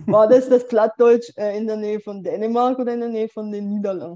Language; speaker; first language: German; non-native, fluent; Bulgarian